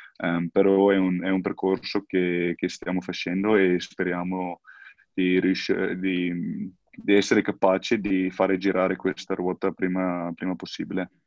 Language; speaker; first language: Italian; non-native, fluent; Afrikaans